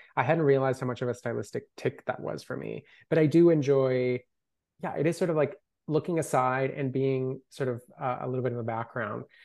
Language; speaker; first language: English; non-native, fluent; Spanish